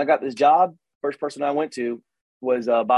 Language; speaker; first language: English; native; English